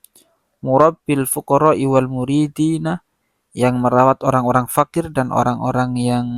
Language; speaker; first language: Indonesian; native; Indonesian